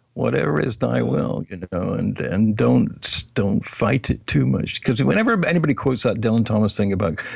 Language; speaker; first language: English; native; English